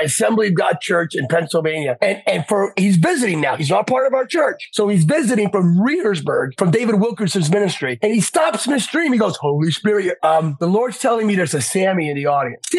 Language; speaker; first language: English; native; English